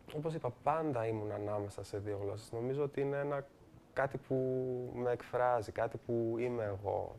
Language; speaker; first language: Greek; early bilingual, heritage; Greek